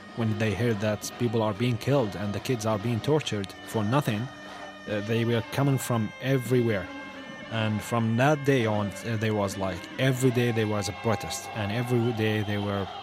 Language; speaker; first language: English; non-native, fluent; Arabic